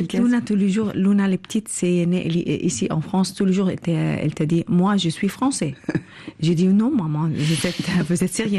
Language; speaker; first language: French; non-native, learner; Arabic